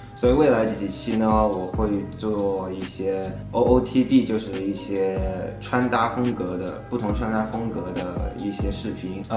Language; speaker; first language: Chinese; non-native, local second language; Cantonese